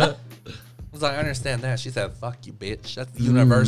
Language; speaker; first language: English; native; English